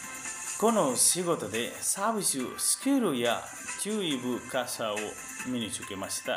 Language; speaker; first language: Japanese; non-native, learner; Nepali